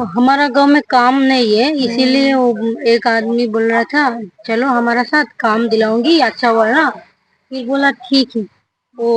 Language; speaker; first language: Hindi; non-native, learner; Bangla